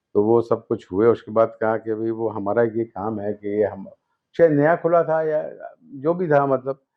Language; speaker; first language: Urdu; native; Urdu